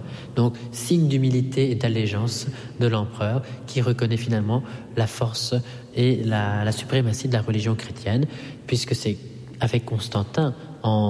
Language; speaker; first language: French; non-native, fluent; Italian